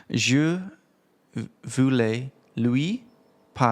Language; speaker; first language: French; non-native, learner; English